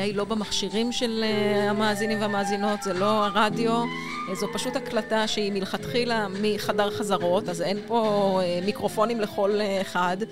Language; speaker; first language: Hebrew; native; Hebrew